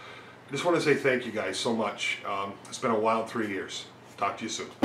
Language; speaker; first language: English; native; English